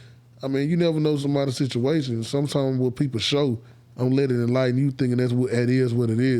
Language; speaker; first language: English; native; English